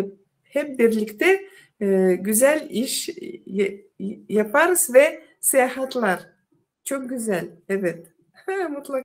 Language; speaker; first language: Turkish; non-native, learner; Russian